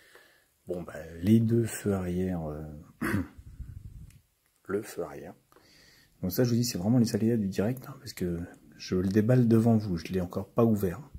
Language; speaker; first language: French; native; French